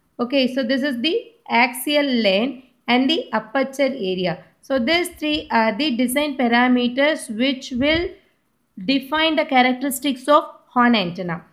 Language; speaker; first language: English; non-native, local second language; Tamil